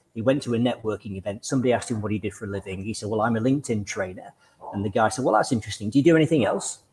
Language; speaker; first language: English; native; English